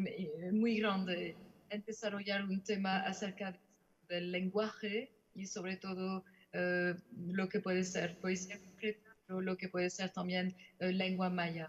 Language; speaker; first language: Spanish; non-native, fluent; French